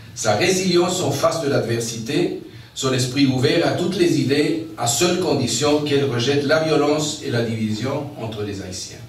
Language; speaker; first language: French; non-native, fluent; Spanish